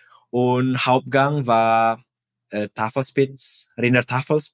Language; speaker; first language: German; non-native, fluent; Indonesian